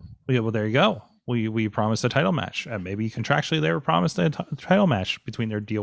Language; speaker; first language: English; native; English